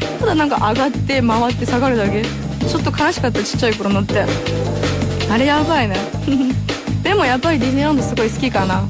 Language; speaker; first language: Japanese; early bilingual, heritage; Japanese